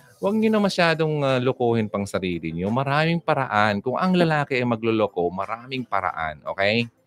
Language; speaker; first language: Filipino; non-native, local second language; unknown